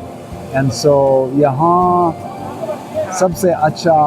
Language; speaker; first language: Hindi; non-native, learner; English